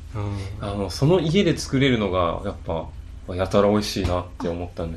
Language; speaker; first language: Japanese; native; Japanese